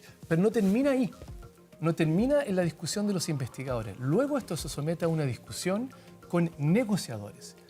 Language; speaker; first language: Spanish; native; Spanish